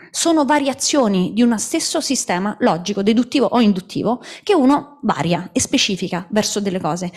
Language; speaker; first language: Italian; native; Italian